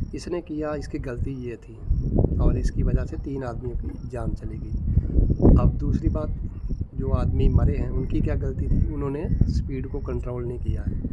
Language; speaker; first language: Hindi; non-native, local second language; Punjabi